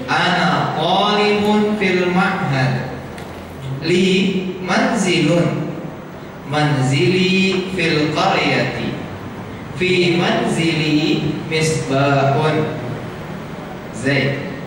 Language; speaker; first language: Arabic; non-native, fluent; Indonesian